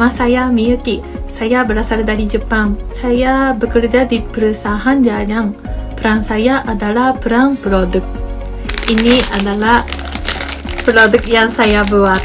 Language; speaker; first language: Indonesian; non-native, learner; Japanese